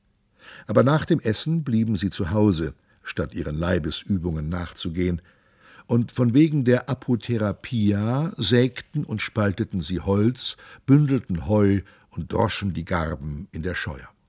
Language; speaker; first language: German; native; German